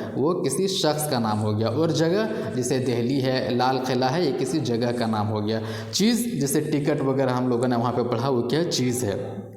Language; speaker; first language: Urdu; native; Urdu